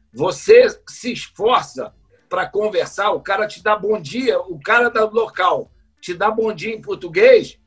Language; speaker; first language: Portuguese; native; Portuguese